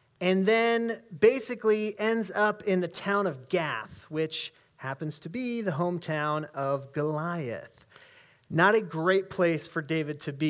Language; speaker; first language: English; native; English